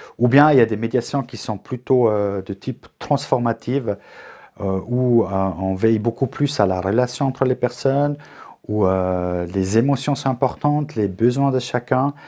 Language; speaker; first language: French; native; French